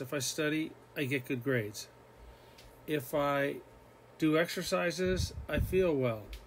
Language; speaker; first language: English; native; English